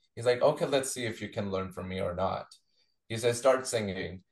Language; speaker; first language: English; non-native, local second language; Punjabi